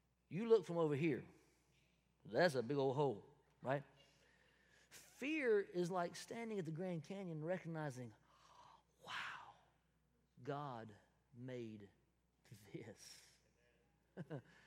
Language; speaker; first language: English; native; English